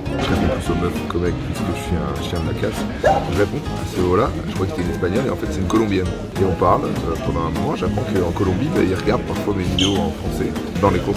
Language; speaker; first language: French; native; French